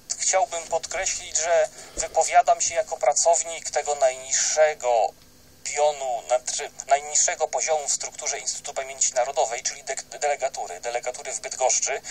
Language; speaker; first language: Polish; native; Polish